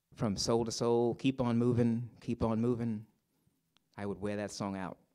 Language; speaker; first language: English; native; English